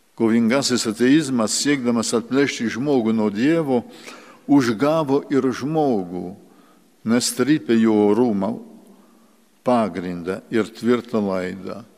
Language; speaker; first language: Lithuanian; early bilingual, heritage; Lithuanian